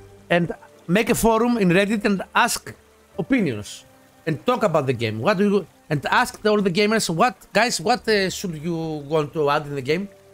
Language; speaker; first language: English; non-native, fluent; Greek